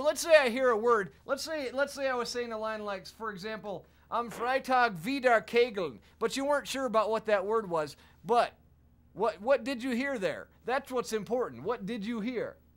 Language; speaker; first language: English; native; English